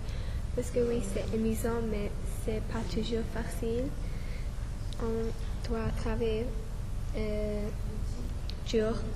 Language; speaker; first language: French; non-native, learner; English